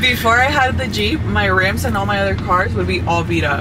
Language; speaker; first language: English; early bilingual, other home language; Spanish